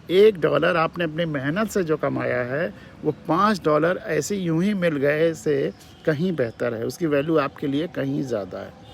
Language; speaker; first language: Hindi; native; Hindi